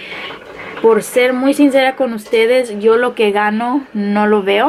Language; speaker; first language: Spanish; early bilingual, heritage; Spanish